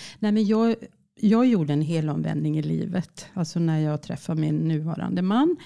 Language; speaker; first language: Swedish; native; Swedish